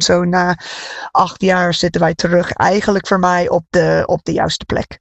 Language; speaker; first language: Dutch; non-native, fluent; English